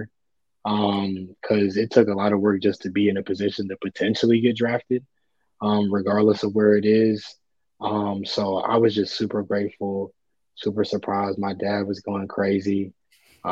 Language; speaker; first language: English; native; English